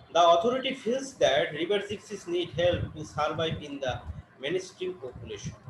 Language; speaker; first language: English; non-native, local second language; Bangla